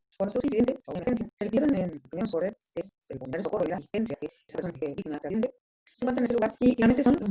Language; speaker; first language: Spanish; native; Spanish